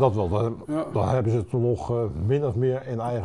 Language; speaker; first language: Dutch; native; Dutch